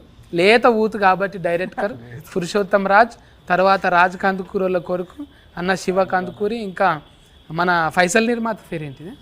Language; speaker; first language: Telugu; native; Telugu